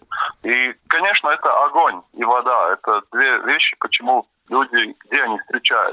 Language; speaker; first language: Russian; non-native, local second language; Latvian